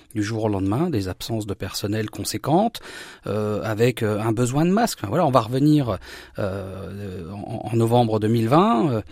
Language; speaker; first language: French; native; French